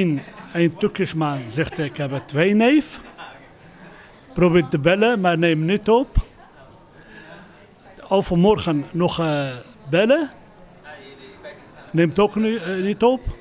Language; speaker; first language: Dutch; non-native, learner; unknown